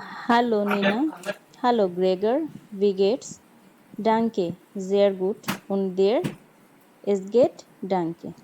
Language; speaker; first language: German; non-native, learner; Bangla